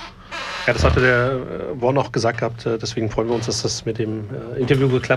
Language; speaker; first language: German; native; German